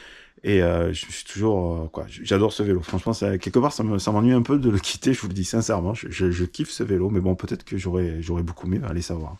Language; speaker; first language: French; native; French